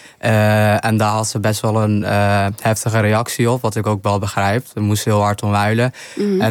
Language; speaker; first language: Dutch; early bilingual, other home language; Somali